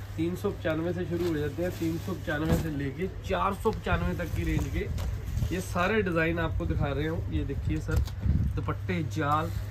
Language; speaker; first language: Hindi; non-native, local second language; Punjabi